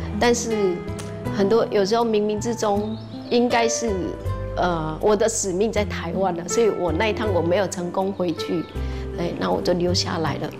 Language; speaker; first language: Chinese; non-native, fluent; Vietnamese